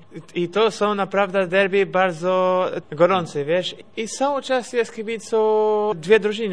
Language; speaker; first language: Polish; non-native, learner; Portuguese